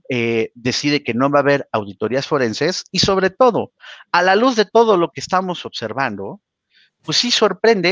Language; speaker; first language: Spanish; native; Spanish